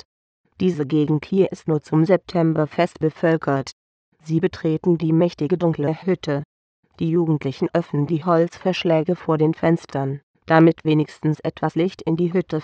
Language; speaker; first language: German; native; German